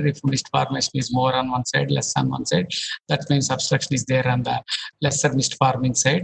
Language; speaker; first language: English; non-native, local second language; Telugu